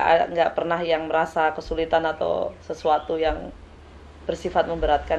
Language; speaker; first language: Indonesian; native; Indonesian